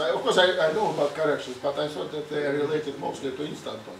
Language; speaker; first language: English; non-native, fluent; Russian